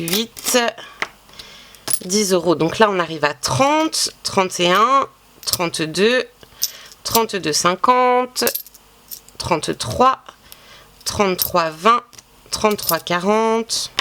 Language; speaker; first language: French; native; French